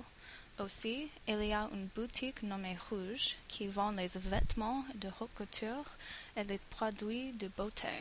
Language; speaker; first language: French; non-native, learner; English